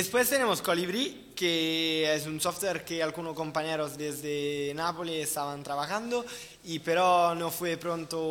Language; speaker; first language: Spanish; non-native, learner; Italian